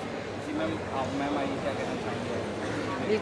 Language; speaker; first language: Hindi; native; Hindi